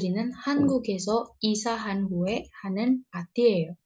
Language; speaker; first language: Korean; non-native, fluent; Indonesian